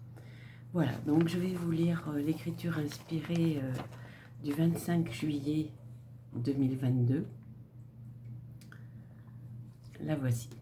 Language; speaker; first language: French; native; French